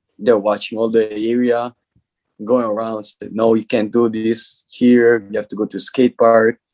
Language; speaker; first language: English; non-native, learner; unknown